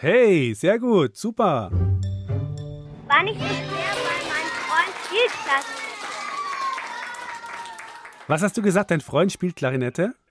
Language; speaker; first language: German; native; German